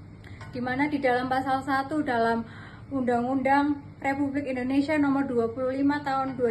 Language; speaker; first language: Indonesian; native; Indonesian